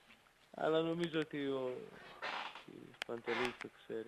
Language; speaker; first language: Greek; non-native, fluent; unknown